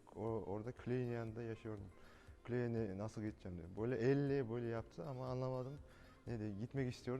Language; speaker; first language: Turkish; non-native, learner; Kazakh